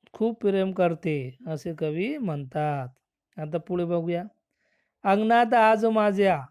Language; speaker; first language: Marathi; non-native, local second language; Urdu